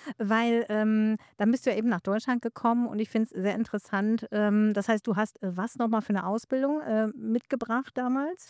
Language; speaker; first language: German; native; German